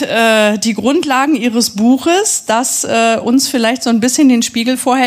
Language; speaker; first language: German; native; German